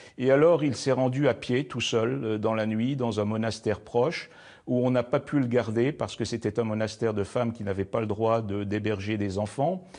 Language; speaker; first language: French; native; French